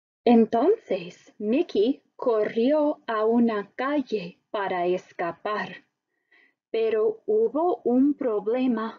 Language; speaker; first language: Spanish; non-native, fluent; English